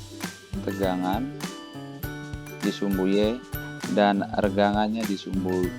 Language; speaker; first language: Indonesian; native; Indonesian